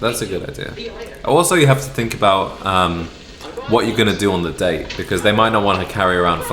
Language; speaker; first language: English; native; English